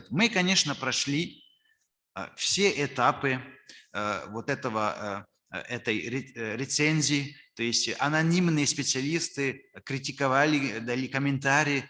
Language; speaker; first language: Russian; non-native, fluent; French